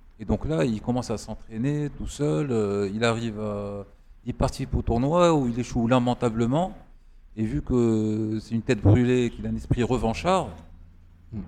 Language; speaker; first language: French; non-native, local second language; Arabic